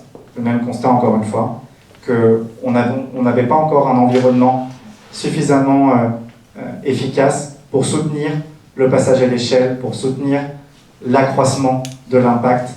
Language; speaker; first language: French; native; French